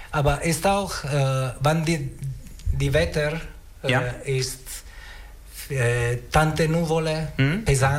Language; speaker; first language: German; non-native, learner; Italian